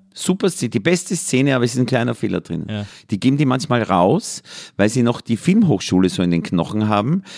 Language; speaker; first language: German; native; German